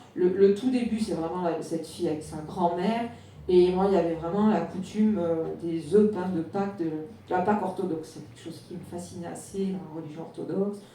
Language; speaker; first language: French; native; French